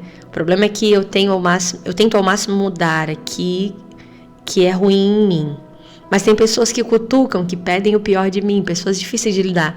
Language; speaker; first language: Portuguese; native; Portuguese